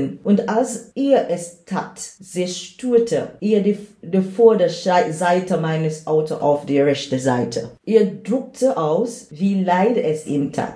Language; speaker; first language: German; non-native, learner; English